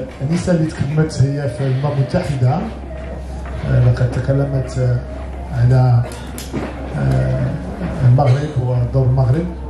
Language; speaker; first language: Arabic; native; Arabic